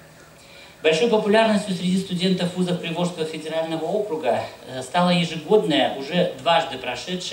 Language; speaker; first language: Russian; native; Russian